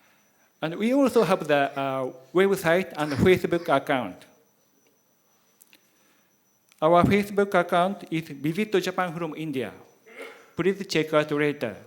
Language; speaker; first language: English; non-native, learner; Japanese